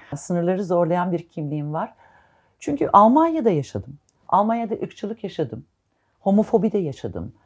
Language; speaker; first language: Turkish; early bilingual, heritage; Turkish